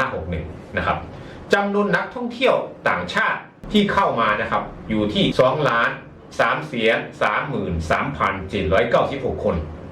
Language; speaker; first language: Thai; non-native, fluent; Chinese